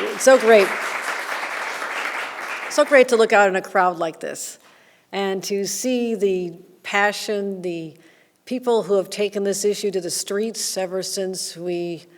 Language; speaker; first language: English; native; English